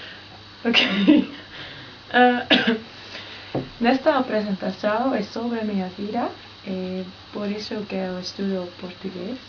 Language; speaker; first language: Portuguese; non-native, learner; Dutch